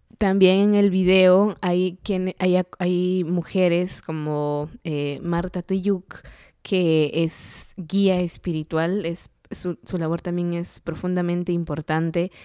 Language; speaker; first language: Spanish; non-native, local second language; Kaqchikel